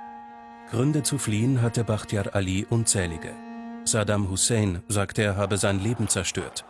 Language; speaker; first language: German; native; German